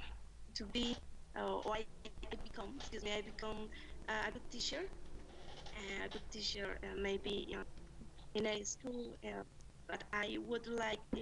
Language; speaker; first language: English; non-native, learner; Spanish